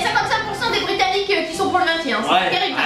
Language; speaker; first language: French; native; French